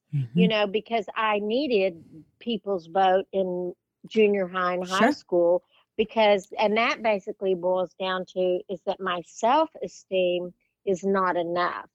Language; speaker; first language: English; native; English